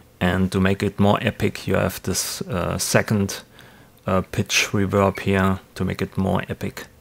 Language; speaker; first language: English; non-native, fluent; German